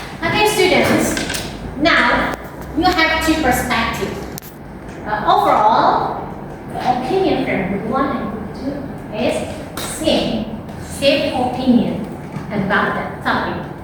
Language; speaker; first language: English; non-native, learner; Indonesian